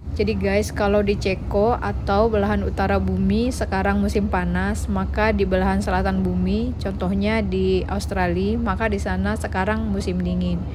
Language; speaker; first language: Indonesian; native; Indonesian